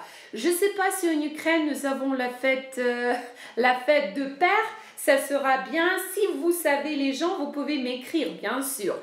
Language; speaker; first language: French; non-native, fluent; Ukrainian